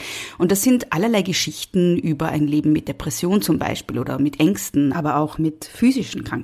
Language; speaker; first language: German; native; German